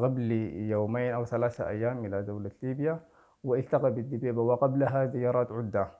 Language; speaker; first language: Arabic; native; Arabic